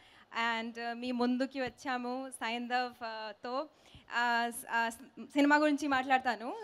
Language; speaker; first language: Telugu; non-native, local second language; Hindi